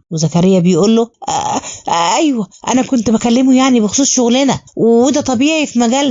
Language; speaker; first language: Arabic; native; Arabic